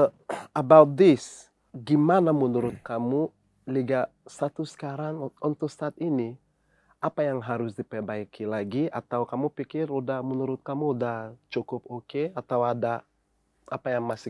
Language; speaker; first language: Indonesian; non-native, fluent; English